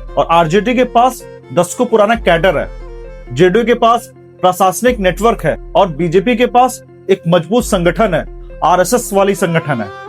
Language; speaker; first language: Hindi; native; Hindi